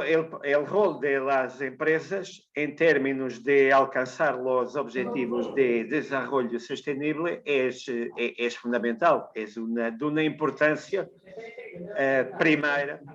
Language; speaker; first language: Spanish; non-native, learner; Portuguese